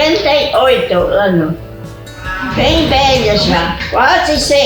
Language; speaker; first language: Portuguese; non-native, local second language; German